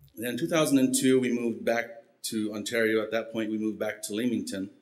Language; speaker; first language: English; early bilingual, heritage; Spanish